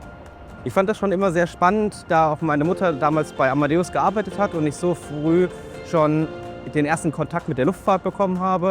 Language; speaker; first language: German; native; German